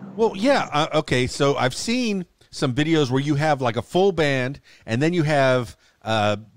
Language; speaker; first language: English; native; English